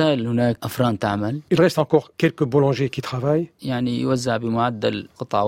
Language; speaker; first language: French; non-native, fluent; Arabic